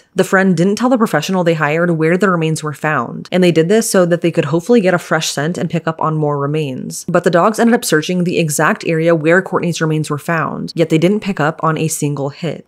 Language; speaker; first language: English; native; English